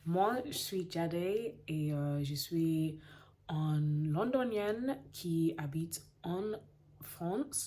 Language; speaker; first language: French; non-native, learner; English